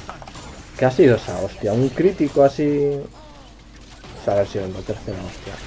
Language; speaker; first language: Spanish; native; Spanish